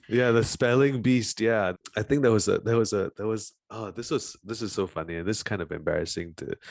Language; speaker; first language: English; native; English